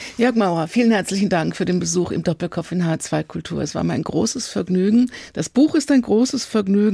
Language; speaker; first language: German; native; German